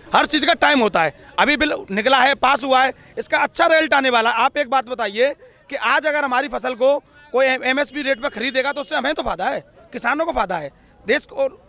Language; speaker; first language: Hindi; native; Hindi